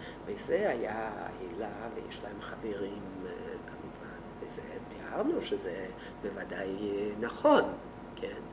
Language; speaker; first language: Hebrew; non-native, fluent; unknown